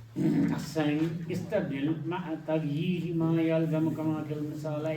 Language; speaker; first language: Arabic; non-native, learner; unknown